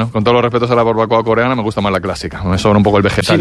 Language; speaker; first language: Spanish; native; Spanish